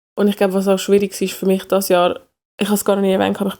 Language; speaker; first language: German; early bilingual, other home language; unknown